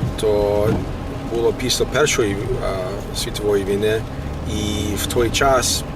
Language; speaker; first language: Ukrainian; early bilingual, heritage; Ukrainian